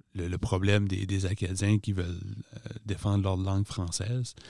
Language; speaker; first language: French; native; French